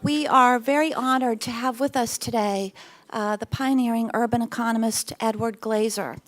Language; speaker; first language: English; native; English